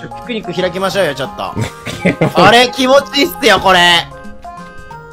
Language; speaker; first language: Japanese; native; Japanese